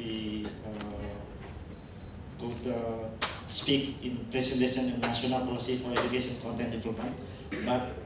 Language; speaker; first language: English; non-native, learner; Indonesian